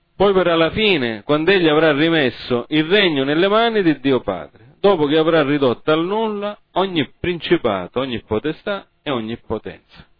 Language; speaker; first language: Italian; early bilingual, heritage; Italian